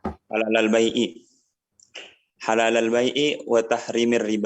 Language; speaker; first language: Arabic; non-native, learner; Indonesian